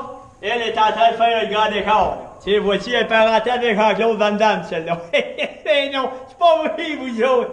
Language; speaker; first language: French; native; French